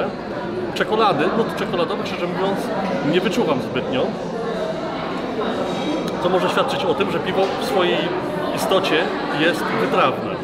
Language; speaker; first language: Polish; native; Polish